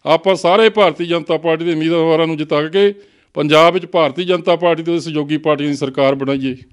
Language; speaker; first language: Punjabi; native; Punjabi